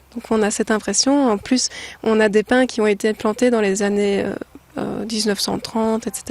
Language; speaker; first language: French; native; French